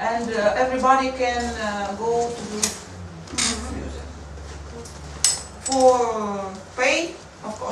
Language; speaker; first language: English; non-native, learner; Russian